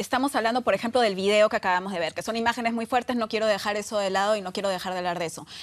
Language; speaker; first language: Spanish; native; Spanish